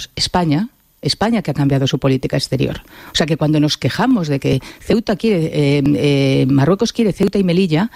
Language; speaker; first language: Spanish; native; Spanish